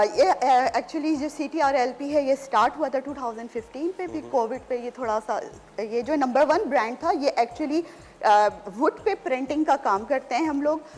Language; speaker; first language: Urdu; native; Urdu